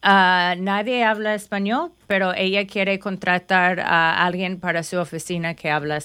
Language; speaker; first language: Spanish; non-native, fluent; English